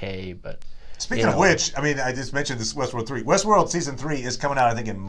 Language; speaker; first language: English; native; English